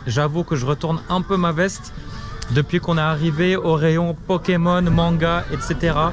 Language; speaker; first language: French; early bilingual, other home language; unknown